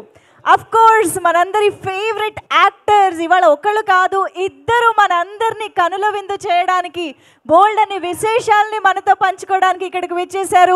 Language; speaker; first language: Telugu; native; Telugu